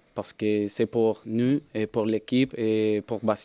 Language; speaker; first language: French; non-native, learner; Spanish